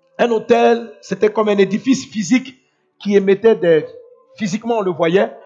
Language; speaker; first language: French; non-native, local second language; Dyula